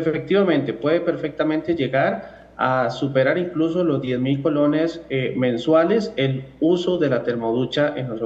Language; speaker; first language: Spanish; native; Spanish